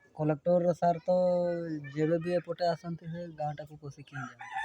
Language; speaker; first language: Odia; non-native, local second language; Santali